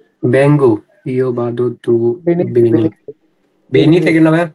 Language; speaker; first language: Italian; non-native, learner; Bangla